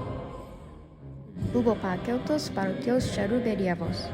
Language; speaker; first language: Lithuanian; non-native, learner; Japanese